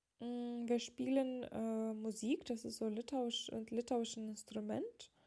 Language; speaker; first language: German; non-native, fluent; Lithuanian